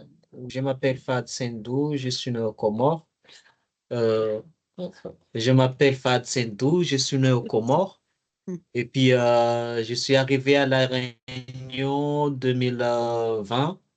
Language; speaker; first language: French; non-native, learner; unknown